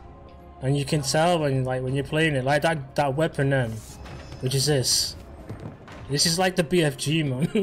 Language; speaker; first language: English; native; English